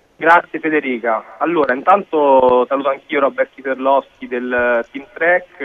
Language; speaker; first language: Italian; native; Italian